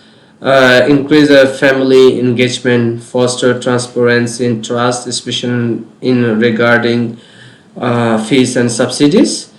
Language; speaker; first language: English; non-native, local second language; Bangla